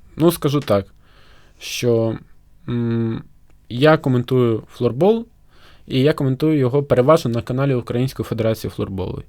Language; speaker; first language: Ukrainian; non-native, local second language; Russian